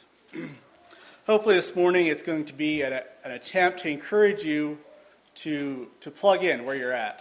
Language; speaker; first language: English; native; English